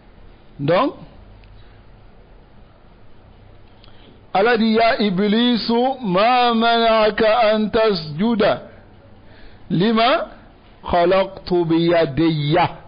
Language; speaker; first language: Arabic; non-native, fluent; Dyula